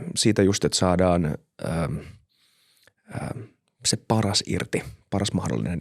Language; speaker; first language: Finnish; native; Finnish